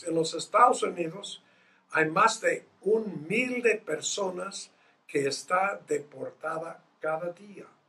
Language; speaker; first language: Spanish; non-native, fluent; English